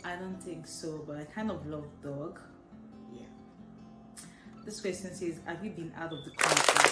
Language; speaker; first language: English; non-native, local second language; Yoruba